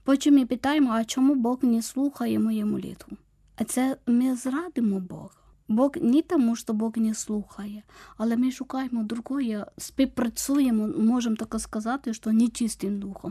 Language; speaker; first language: Ukrainian; non-native, learner; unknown